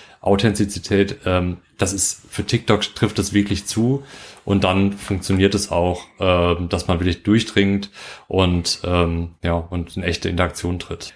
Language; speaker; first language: German; native; German